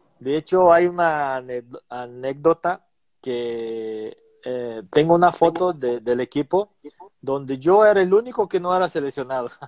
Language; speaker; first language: Spanish; non-native, fluent; Portuguese